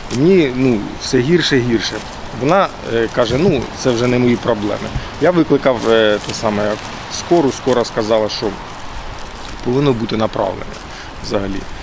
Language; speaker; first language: Ukrainian; native; Ukrainian